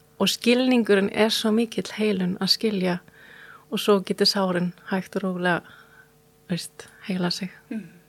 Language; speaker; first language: Icelandic; non-native, fluent; German